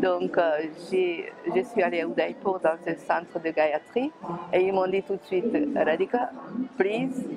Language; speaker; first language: French; non-native, fluent; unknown